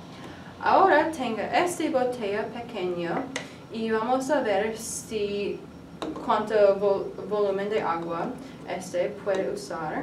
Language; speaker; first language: Spanish; non-native, learner; English